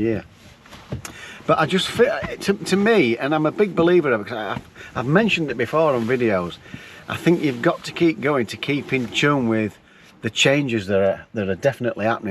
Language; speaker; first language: English; native; English